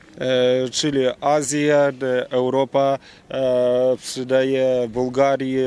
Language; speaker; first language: Polish; non-native, learner; Ukrainian